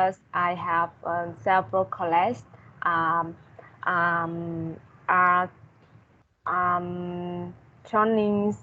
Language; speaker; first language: English; non-native, learner; Vietnamese